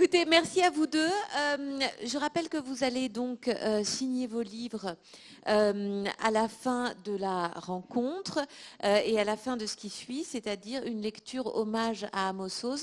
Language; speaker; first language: French; native; French